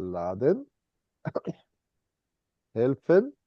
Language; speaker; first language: German; non-native, fluent; English